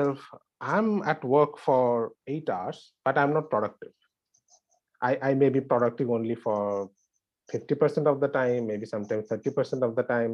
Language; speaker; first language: English; non-native, local second language; Bangla